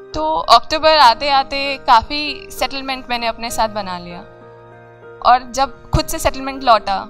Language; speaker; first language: Hindi; native; Hindi